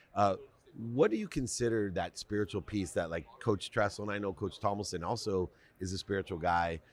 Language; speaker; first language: English; native; English